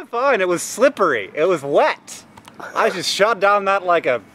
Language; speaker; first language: English; native; English